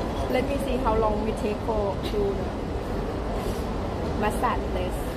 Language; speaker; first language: English; non-native, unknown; Thai